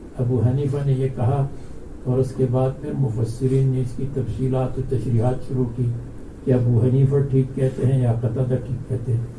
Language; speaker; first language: Urdu; non-native, local second language; Pashto